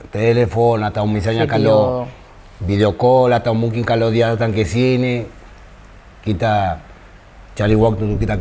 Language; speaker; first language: Indonesian; non-native, fluent; Spanish